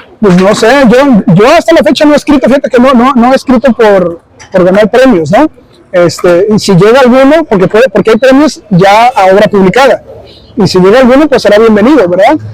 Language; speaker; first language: Spanish; early bilingual, heritage; Spanish